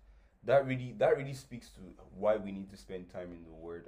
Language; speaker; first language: English; non-native, local second language; Yoruba